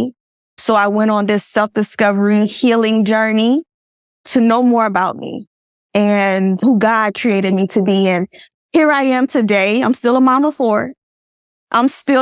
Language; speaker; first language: English; native; English